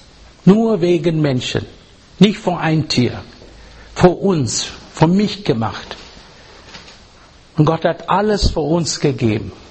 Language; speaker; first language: German; non-native, learner; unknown